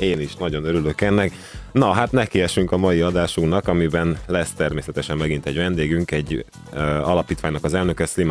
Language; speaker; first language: Hungarian; native; Hungarian